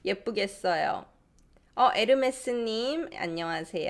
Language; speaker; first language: Korean; non-native, fluent; English